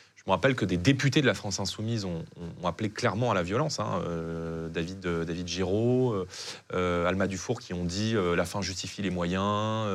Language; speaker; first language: French; native; French